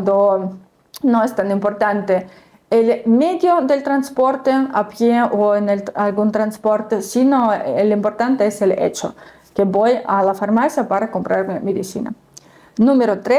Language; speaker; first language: Spanish; non-native, fluent; Russian